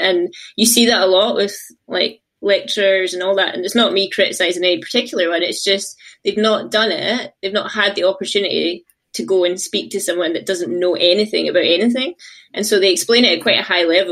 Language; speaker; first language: English; native; English